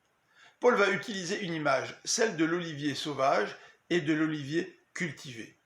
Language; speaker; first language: French; native; French